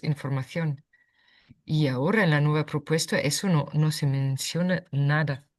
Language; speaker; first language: Spanish; non-native, fluent; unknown